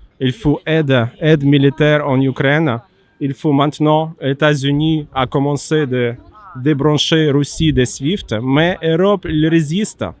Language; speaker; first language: French; non-native, learner; Ukrainian